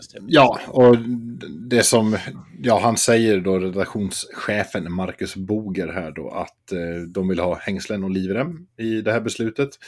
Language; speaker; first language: Swedish; native; Swedish